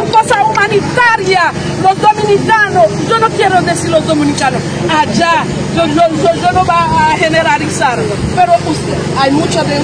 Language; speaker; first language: Spanish; non-native, fluent; Haitian Creole